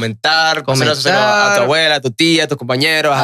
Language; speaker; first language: Spanish; native; Spanish